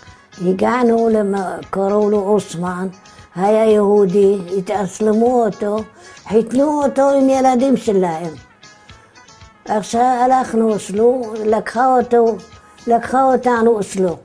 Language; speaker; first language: Hebrew; non-native, fluent; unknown